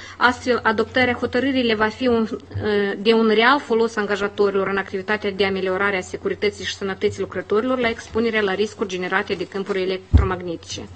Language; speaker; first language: Romanian; native; Romanian